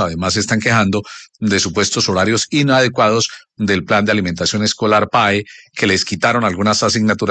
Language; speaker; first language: Spanish; native; Spanish